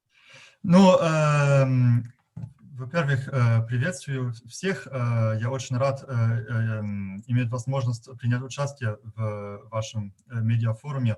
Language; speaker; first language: Russian; non-native, fluent; German